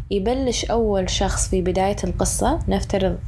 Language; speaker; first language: Arabic; early bilingual, other home language; English